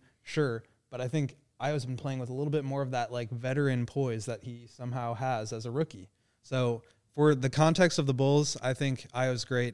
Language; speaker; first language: English; native; English